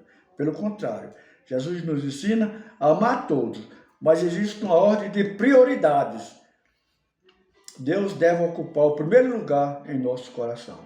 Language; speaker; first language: Portuguese; native; Portuguese